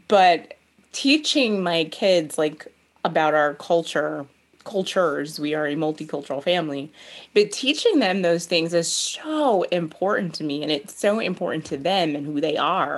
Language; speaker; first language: English; native; English